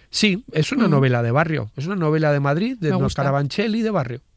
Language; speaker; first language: Spanish; native; Spanish